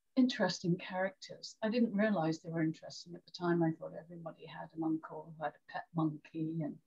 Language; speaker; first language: English; native; English